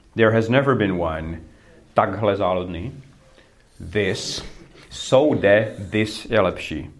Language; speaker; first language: English; non-native, fluent; Czech